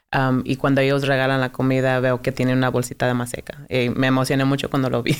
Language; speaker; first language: Spanish; early bilingual, heritage; Spanish